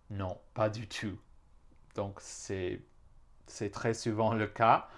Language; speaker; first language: French; non-native, fluent; English